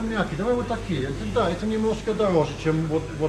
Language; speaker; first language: Russian; non-native, learner; English